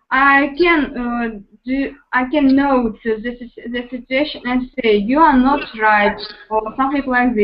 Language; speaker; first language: English; non-native, learner; Russian